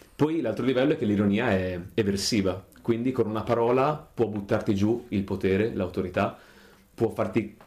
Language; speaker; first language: Italian; native; Italian